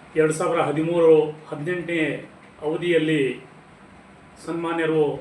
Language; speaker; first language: Kannada; non-native, local second language; Lambadi